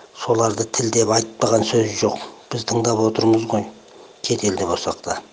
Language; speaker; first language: Kazakh; native; Kazakh